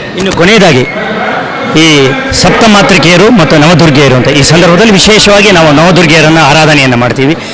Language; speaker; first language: Kannada; native; Kannada